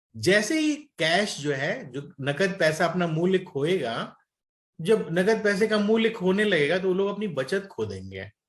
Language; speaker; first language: Hindi; native; Hindi